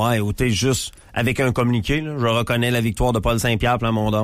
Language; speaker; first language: French; native; French